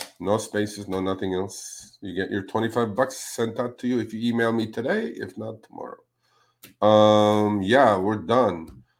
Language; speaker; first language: English; non-native, fluent; Spanish